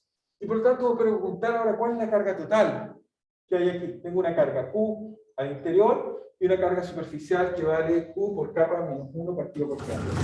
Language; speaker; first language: Spanish; native; Spanish